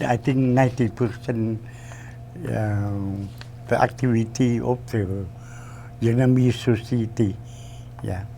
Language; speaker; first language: English; non-native, learner; Vietnamese